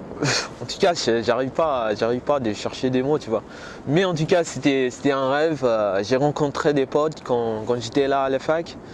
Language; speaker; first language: French; non-native, learner; English